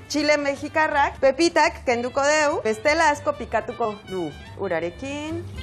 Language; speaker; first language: Basque; non-native, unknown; Spanish